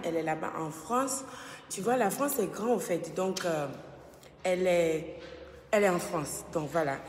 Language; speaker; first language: French; non-native, fluent; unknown